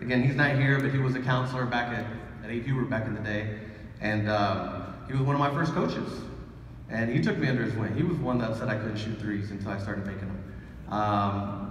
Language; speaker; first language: English; early bilingual, other home language; Spanish